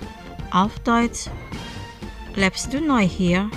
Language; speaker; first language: German; non-native, fluent; Indonesian